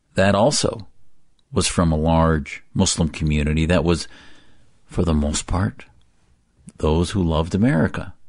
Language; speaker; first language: English; early bilingual, other home language; Arabic